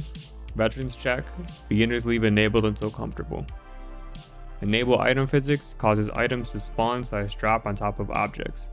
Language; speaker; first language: English; native; English